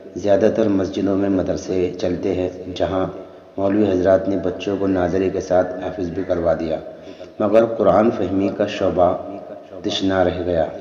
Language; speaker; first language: Urdu; native; Urdu